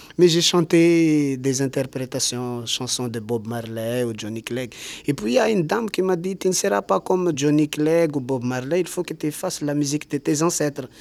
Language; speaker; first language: French; non-native, local second language; Malagasy